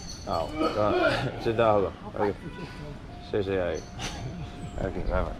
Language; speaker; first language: Chinese; non-native, fluent; English